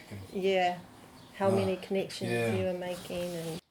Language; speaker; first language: English; native; English